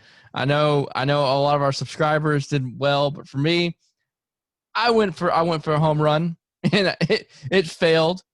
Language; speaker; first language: English; native; English